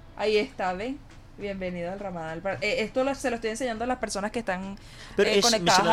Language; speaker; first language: Spanish; native; Spanish